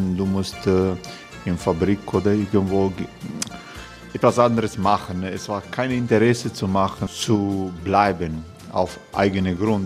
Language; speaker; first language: German; non-native, learner; Croatian